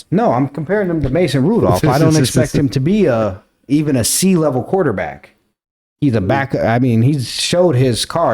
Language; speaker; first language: English; native; English